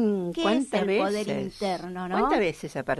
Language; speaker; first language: Spanish; native; Spanish